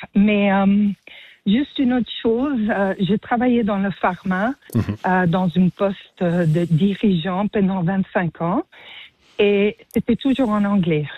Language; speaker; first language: French; non-native, fluent; Spanish